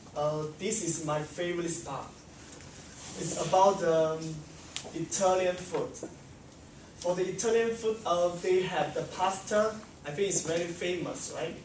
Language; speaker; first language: English; non-native, learner; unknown